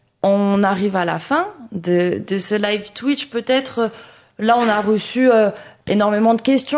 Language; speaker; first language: French; native; French